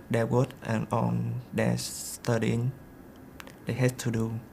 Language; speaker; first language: English; non-native, learner; Vietnamese